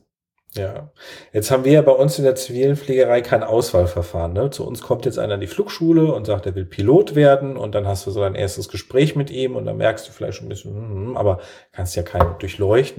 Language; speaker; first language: German; native; German